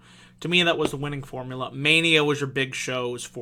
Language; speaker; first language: English; native; English